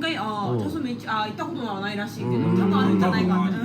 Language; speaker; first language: Japanese; non-native, learner; Korean